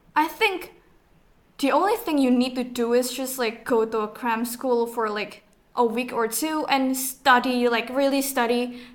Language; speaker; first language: English; non-native, fluent; Indonesian